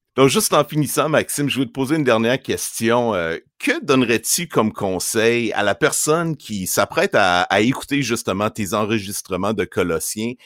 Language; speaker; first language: French; native; French